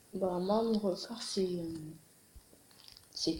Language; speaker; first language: French; native; French